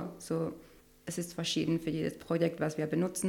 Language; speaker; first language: German; non-native, learner; Spanish